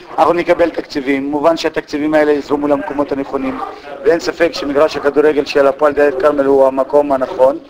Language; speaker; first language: Hebrew; non-native, local second language; Arabic